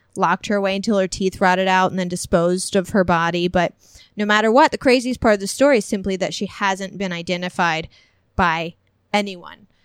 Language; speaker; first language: English; native; English